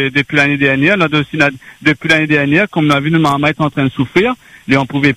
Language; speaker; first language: French; non-native, local second language; Réunion Creole French